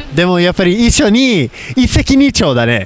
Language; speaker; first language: Japanese; non-native, learner; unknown